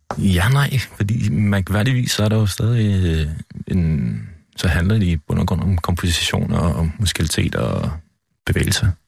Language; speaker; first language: Danish; native; Danish